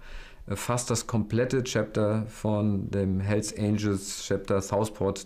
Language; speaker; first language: German; native; German